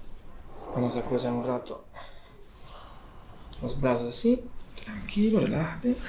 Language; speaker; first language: Spanish; non-native, fluent; Italian